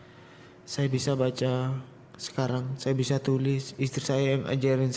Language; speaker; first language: Indonesian; non-native, local second language; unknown